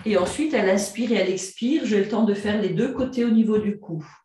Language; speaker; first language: French; native; French